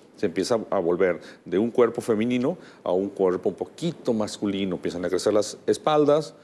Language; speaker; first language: Spanish; native; Spanish